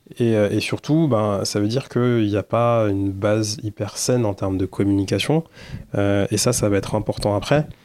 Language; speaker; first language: French; early bilingual, other home language; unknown